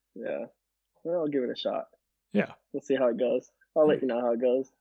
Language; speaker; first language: English; native; English